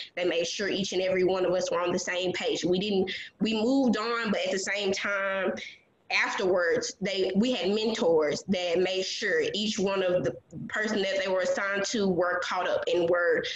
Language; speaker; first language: English; native; English